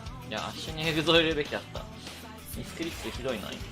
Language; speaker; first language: Japanese; native; Japanese